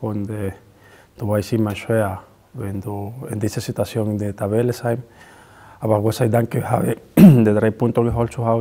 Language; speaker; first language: German; non-native, learner; Spanish